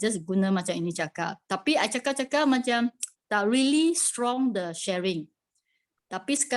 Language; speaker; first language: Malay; non-native, local second language; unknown